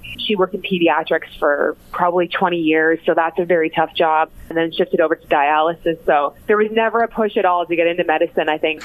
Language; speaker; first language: English; native; English